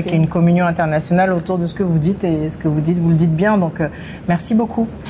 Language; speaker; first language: French; native; French